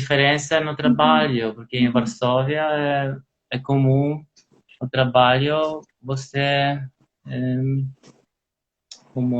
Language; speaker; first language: Portuguese; non-native, learner; Polish